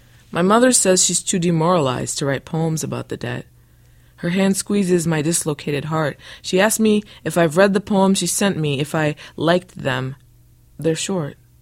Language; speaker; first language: English; early bilingual, other home language; Spanish